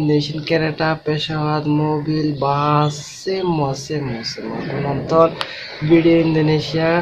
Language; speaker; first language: Indonesian; non-native, learner; Bangla